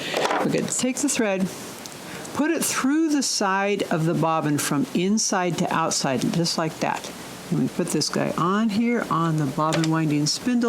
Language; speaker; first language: English; native; English